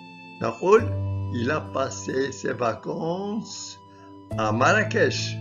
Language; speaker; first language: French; non-native, local second language; Arabic